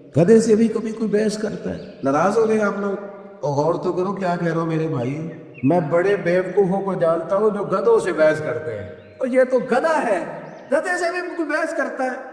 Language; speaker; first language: Urdu; non-native, local second language; Punjabi